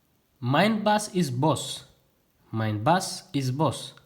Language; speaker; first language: Dutch; non-native, learner; Tigrinya